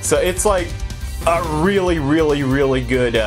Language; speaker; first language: English; native; English